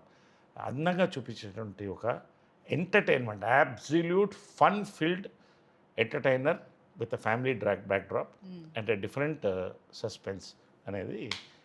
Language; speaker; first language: Telugu; native; Telugu